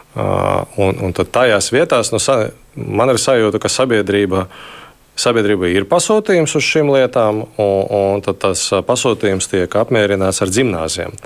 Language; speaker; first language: Latvian; non-native, local second language; Russian